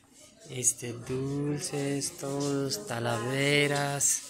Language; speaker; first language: Spanish; non-native, learner; Hindi